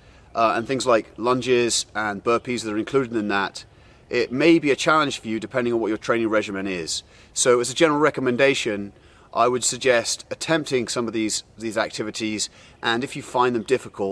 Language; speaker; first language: English; native; English